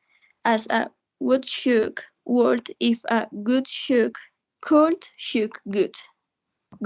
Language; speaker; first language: English; non-native, learner; Spanish